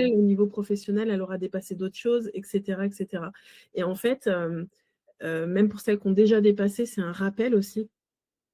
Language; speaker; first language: French; native; French